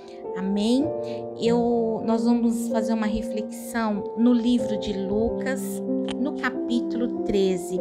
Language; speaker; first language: Portuguese; native; Portuguese